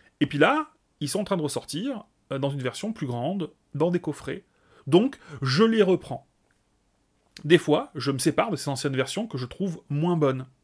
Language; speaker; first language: French; native; French